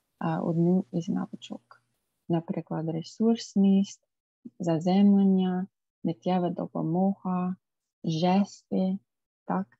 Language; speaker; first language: Ukrainian; non-native, fluent; English